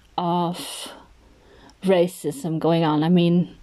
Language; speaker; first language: English; non-native, fluent; German